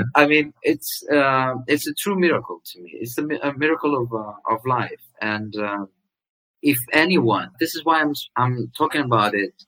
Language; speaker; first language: English; non-native, fluent; Greek